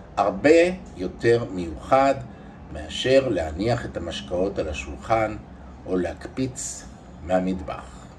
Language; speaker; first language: Hebrew; native; Hebrew